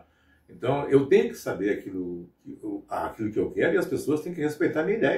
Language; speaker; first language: Portuguese; native; Portuguese